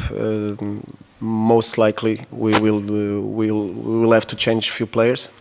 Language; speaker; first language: English; non-native, fluent; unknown